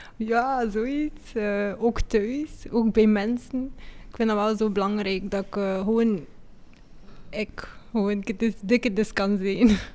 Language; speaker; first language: Dutch; early bilingual, other home language; Amharic